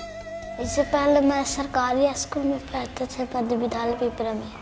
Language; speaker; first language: Hindi; non-native, local second language; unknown